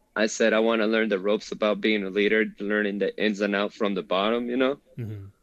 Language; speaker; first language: English; early bilingual, other home language; Spanish